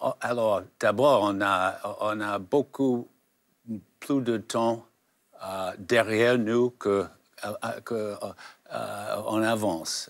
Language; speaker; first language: French; non-native, fluent; English